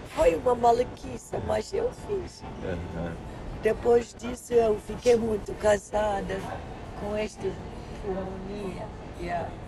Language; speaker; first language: Portuguese; non-native, learner; English